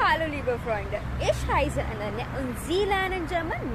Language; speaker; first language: German; non-native, learner; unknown